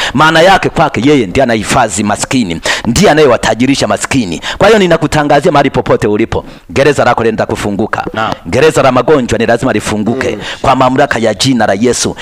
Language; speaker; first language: Swahili; native; Swahili